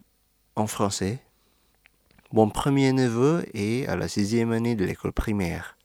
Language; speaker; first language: French; non-native, fluent; Indonesian